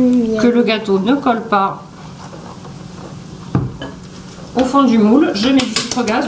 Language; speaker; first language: French; native; French